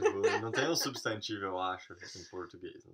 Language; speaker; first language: Portuguese; native; Portuguese